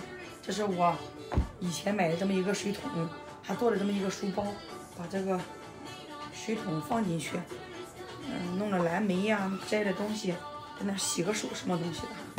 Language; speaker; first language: Chinese; native; Chinese